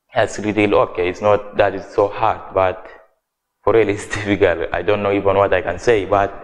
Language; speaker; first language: English; non-native, learner; Arabic